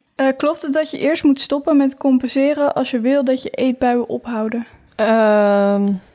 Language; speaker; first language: Dutch; native; Dutch